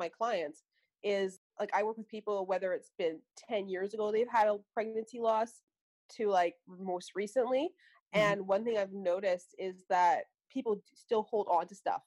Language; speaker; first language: English; native; English